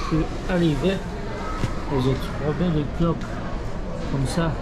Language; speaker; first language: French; non-native, learner; Japanese